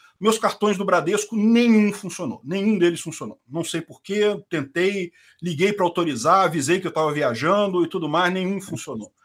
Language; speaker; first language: Portuguese; native; Portuguese